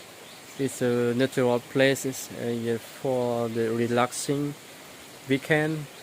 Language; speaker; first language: English; non-native, local second language; Khmer